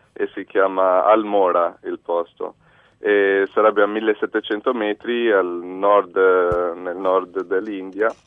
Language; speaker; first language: Italian; early bilingual, heritage; Italian